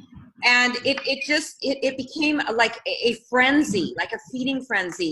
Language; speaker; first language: English; native; English